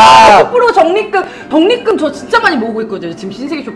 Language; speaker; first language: Korean; native; Korean